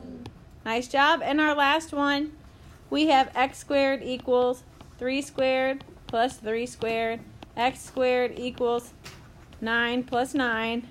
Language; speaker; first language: English; native; English